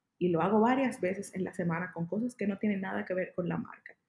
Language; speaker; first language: Spanish; native; Spanish